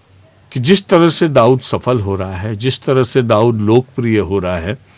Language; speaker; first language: Hindi; native; Hindi